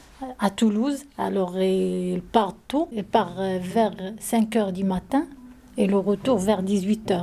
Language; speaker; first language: French; non-native, learner; Arabic